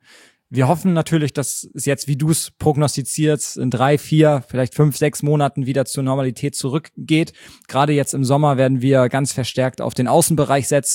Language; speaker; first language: German; native; German